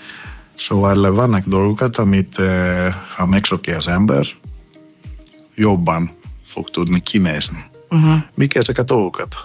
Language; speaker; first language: Hungarian; non-native, fluent; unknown